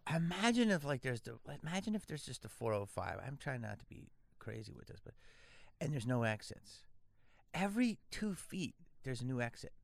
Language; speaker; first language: English; native; English